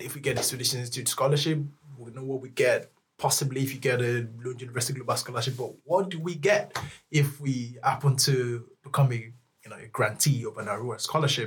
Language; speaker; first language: English; non-native, local second language; Yoruba